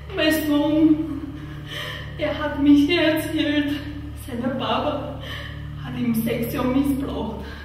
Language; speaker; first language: German; non-native, learner; Chinese